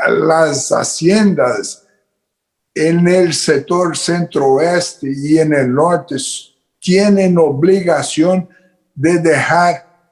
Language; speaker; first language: Spanish; non-native, fluent; Portuguese